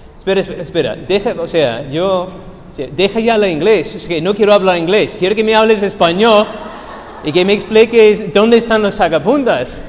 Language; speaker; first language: Spanish; non-native, fluent; English